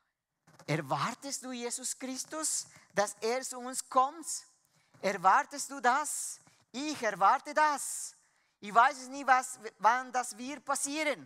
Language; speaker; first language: German; non-native, fluent; Spanish